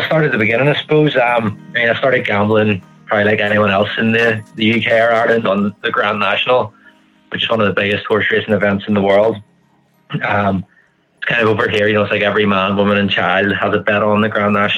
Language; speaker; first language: English; native; English